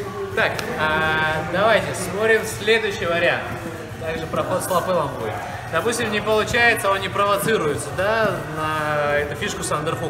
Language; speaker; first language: Russian; native; Russian